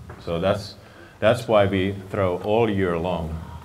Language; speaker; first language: English; non-native, fluent; Finnish